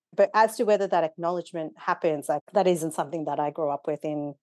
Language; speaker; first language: English; native; English